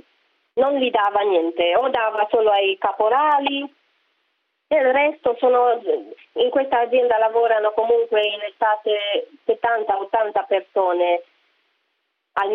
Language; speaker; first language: Italian; non-native, fluent; Romanian